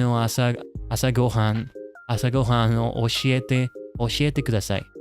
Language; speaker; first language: Japanese; non-native, learner; English